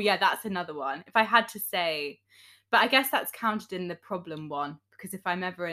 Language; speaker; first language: English; native; English